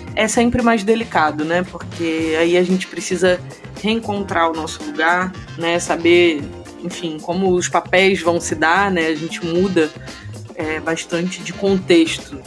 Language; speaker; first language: Portuguese; native; Portuguese